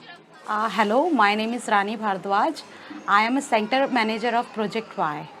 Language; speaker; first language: English; non-native, local second language; Hindi